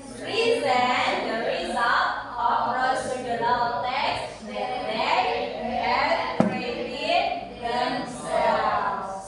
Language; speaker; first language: English; non-native, learner; Indonesian